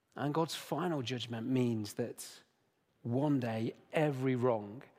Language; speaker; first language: English; native; English